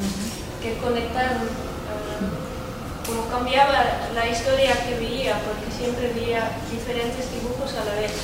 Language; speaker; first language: Spanish; non-native, fluent; Dutch